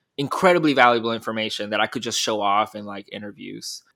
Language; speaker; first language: English; early bilingual, other home language; Spanish